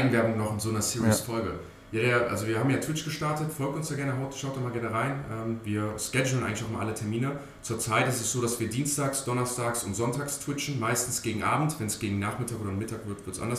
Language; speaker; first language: German; native; German